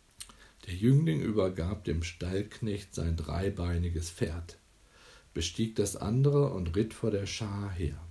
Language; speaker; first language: German; native; German